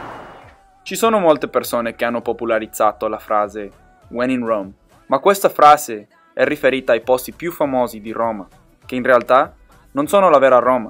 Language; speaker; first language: Italian; non-native, learner; Spanish